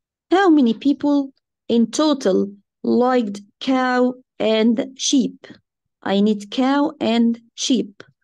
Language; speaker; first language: English; non-native, fluent; Arabic